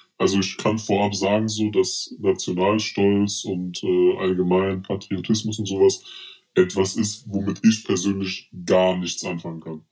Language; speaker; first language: German; early bilingual, other home language; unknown